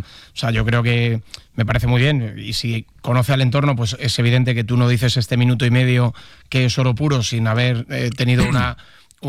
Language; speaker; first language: Spanish; native; Spanish